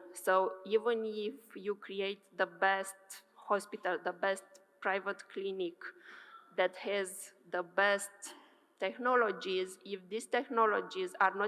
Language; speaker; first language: English; non-native, fluent; Romanian